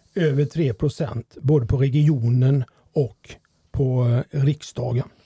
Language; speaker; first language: Swedish; native; Swedish